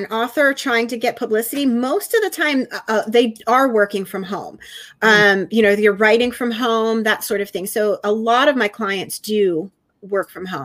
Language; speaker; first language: English; native; English